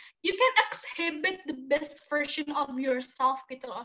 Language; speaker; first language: English; non-native, fluent; Indonesian